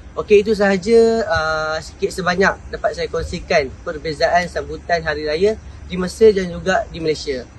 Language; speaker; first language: Malay; native; Malay